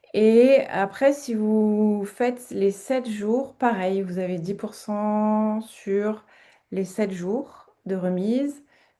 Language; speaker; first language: French; native; French